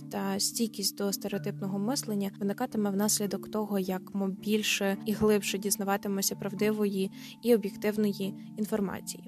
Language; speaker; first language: Ukrainian; native; Ukrainian